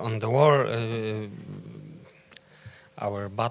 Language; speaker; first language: English; non-native, learner; Polish